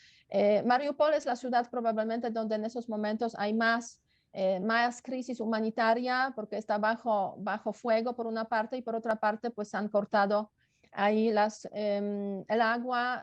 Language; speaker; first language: Spanish; non-native, fluent; Polish